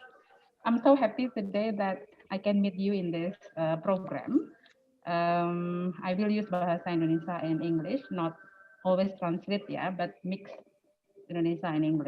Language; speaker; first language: English; non-native, fluent; Indonesian